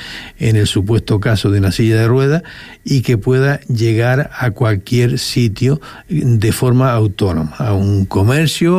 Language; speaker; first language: Spanish; native; Spanish